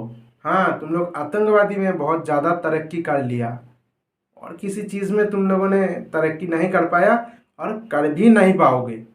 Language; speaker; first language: Hindi; non-native, local second language; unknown